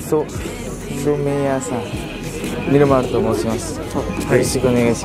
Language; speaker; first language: Japanese; non-native, learner; Nepali